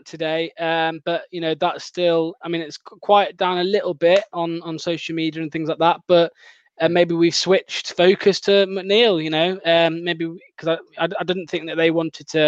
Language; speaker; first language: English; native; English